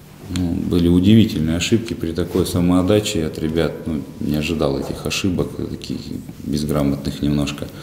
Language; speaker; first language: Russian; native; Russian